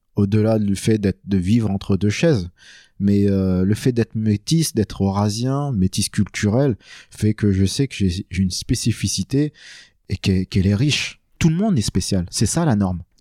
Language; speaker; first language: French; native; French